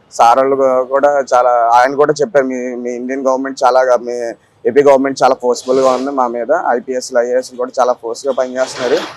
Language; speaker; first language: Telugu; native; Telugu